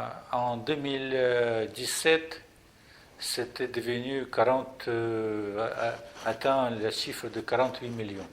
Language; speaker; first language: French; non-native, fluent; Russian